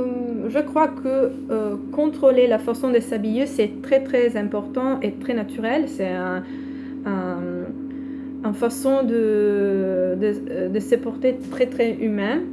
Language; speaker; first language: French; non-native, fluent; Italian